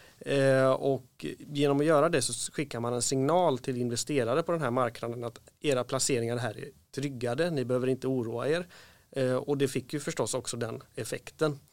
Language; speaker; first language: Swedish; native; Swedish